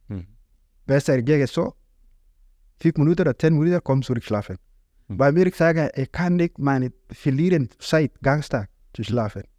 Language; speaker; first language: German; non-native, learner; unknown